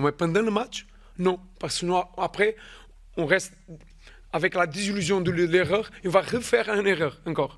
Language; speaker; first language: French; non-native, fluent; Portuguese